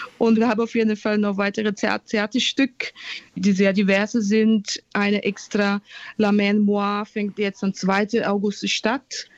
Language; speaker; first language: German; non-native, fluent; Portuguese